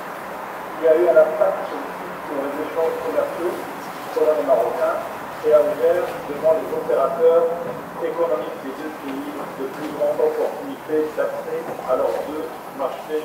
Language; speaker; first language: French; non-native, local second language; Arabic